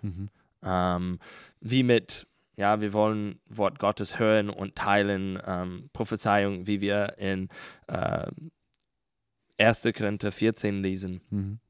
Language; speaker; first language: German; non-native, learner; English